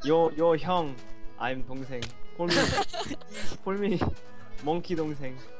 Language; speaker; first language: English; non-native, learner; Korean